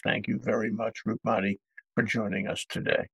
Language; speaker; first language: English; native; English